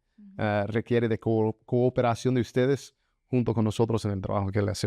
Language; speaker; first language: Spanish; non-native, fluent; English